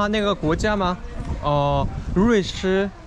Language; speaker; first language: Chinese; non-native, fluent; Korean